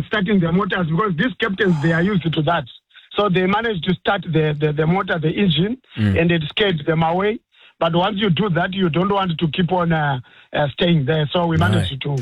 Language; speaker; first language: English; non-native, local second language; Shona